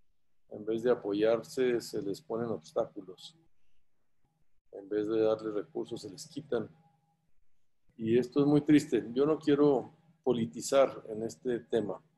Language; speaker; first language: Spanish; native; Spanish